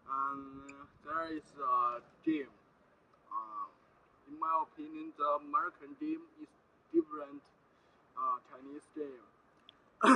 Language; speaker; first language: English; non-native, learner; Chinese